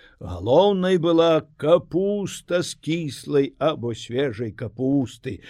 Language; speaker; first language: Belarusian; non-native, local second language; Russian